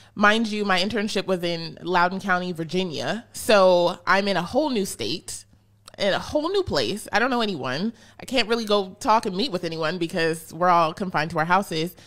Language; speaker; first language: English; native; English